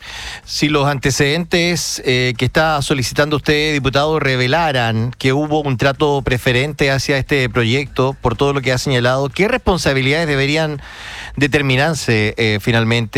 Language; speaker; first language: Spanish; native; Spanish